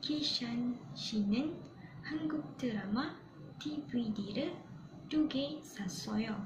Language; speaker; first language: Korean; non-native, learner; Malay